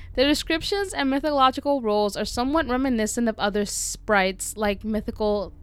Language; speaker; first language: English; early bilingual, other home language; Spanish